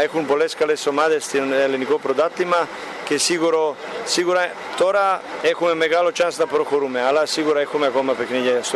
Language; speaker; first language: Greek; non-native, learner; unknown